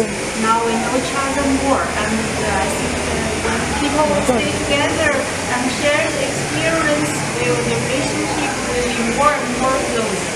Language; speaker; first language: English; non-native, learner; Chinese